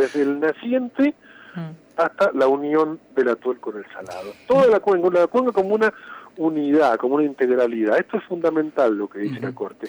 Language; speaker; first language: Spanish; native; Spanish